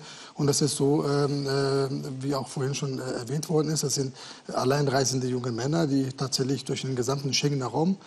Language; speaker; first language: German; native; German